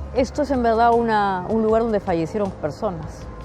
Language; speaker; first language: Spanish; native; Spanish